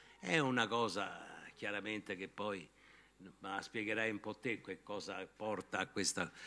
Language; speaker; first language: Italian; native; Italian